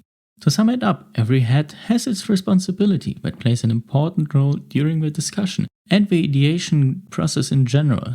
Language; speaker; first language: English; non-native, fluent; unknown